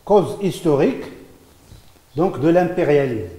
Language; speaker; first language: French; non-native, local second language; Arabic